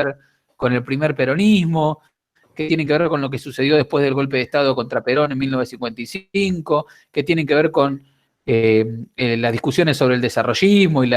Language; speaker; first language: Spanish; native; Spanish